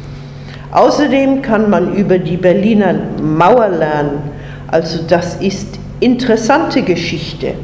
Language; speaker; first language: German; non-native, fluent; English